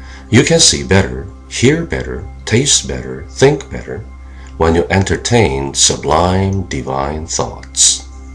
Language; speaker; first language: English; non-native, fluent; Korean